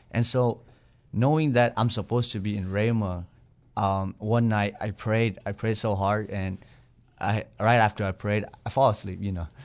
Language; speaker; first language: English; non-native, fluent; Burmese